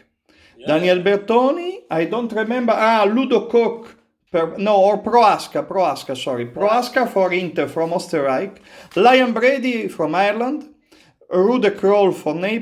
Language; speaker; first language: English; non-native, learner; Italian